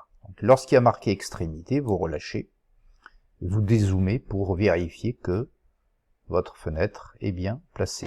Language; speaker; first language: French; native; French